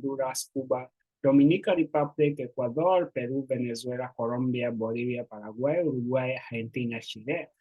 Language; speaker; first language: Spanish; non-native, learner; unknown